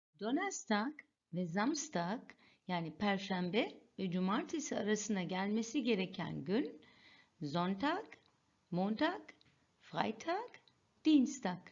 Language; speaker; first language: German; non-native, fluent; Turkish